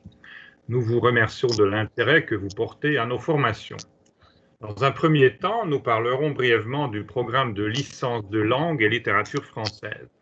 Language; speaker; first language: French; non-native, fluent; Hungarian